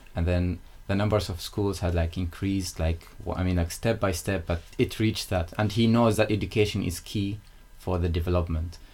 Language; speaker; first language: English; non-native, fluent; Arabic